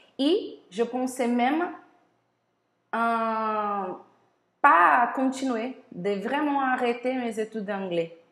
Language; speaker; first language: French; non-native, learner; Portuguese